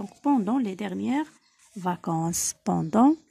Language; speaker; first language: French; non-native, local second language; Arabic